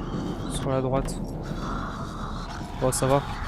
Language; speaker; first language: French; native; French